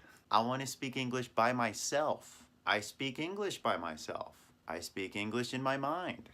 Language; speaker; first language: English; non-native, fluent; Japanese